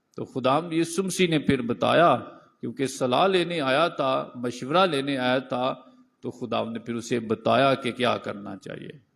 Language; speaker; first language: Urdu; non-native, local second language; Punjabi